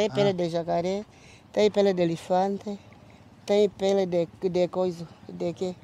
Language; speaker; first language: Portuguese; non-native, local second language; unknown